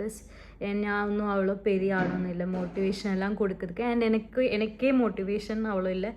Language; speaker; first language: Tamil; non-native, local second language; Malayalam